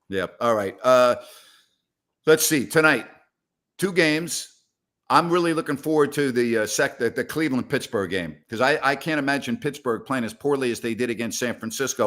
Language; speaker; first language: English; native; English